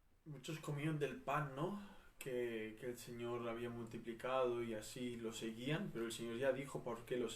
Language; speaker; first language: Spanish; native; Spanish